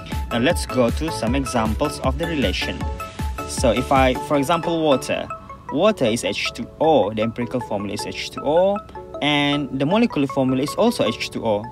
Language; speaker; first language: English; non-native, local second language; Malay